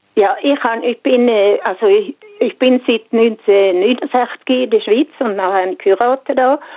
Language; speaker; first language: German; non-native, fluent; Swedish